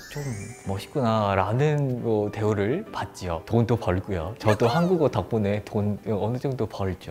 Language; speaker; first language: Korean; non-native, fluent; Khmer